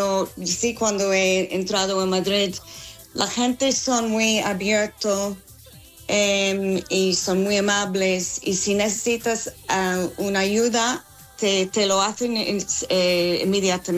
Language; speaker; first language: Spanish; non-native, learner; English